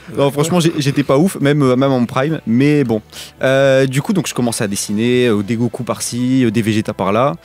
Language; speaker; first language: French; native; French